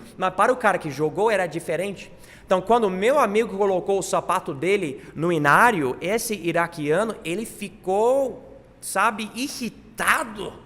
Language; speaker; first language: Portuguese; non-native, fluent; English